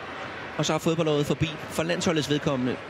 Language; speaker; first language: Danish; native; Danish